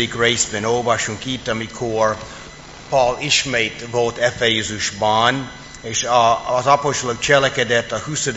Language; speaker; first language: Hungarian; non-native, fluent; English